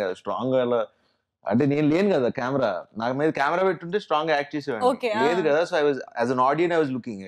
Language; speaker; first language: Telugu; native; Telugu